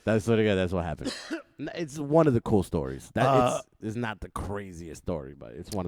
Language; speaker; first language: English; native; English